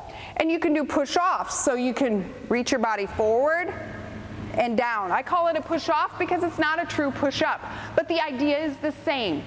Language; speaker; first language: English; native; English